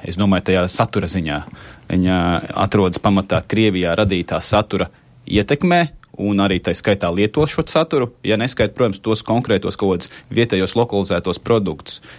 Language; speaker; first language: Latvian; non-native, local second language; Russian